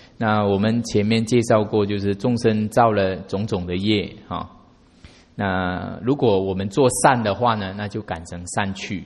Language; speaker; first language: Chinese; native; Chinese